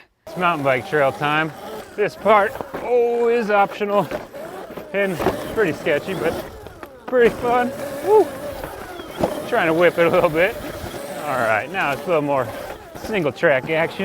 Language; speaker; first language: English; native; English